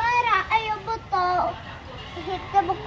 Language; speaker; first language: Filipino; early bilingual, heritage; Japanese